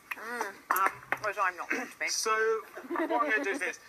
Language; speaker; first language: English; native; English